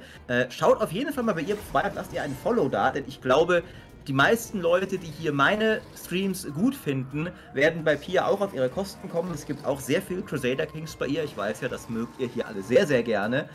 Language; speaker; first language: German; native; German